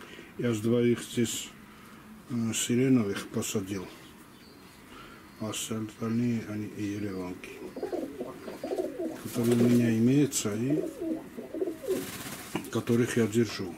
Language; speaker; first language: Russian; non-native, local second language; Georgian